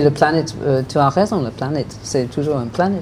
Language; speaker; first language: French; non-native, learner; English